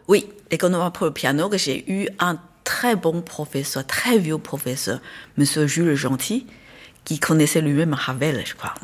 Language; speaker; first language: French; non-native, fluent; Chinese